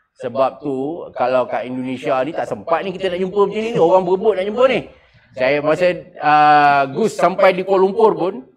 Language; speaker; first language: Malay; native; Malay